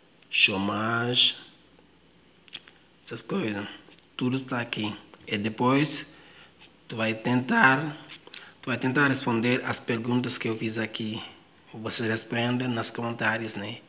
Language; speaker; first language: Portuguese; non-native, fluent; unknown